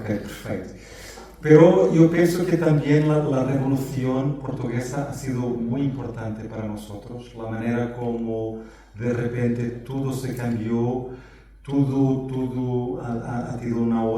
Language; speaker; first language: Spanish; non-native, fluent; Portuguese